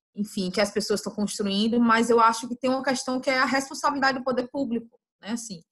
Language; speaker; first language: Portuguese; native; Portuguese